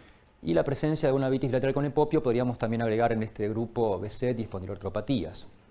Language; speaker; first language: Spanish; native; Spanish